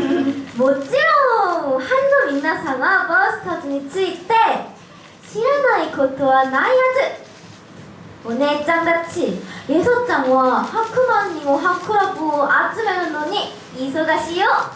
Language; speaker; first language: Japanese; non-native, learner; Korean